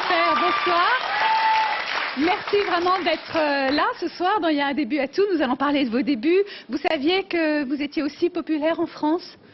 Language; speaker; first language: French; native; French